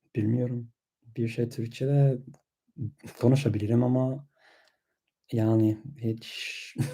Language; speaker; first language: Turkish; non-native, learner; English